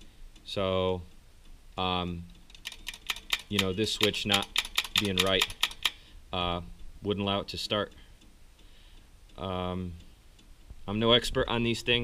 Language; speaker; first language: English; native; English